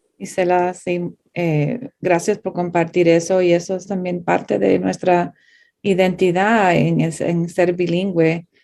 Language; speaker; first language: Spanish; early bilingual, heritage; Spanish